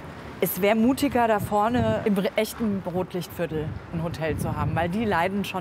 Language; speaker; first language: German; native; German